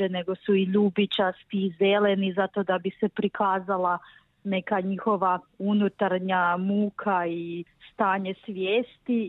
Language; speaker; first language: Croatian; native; Croatian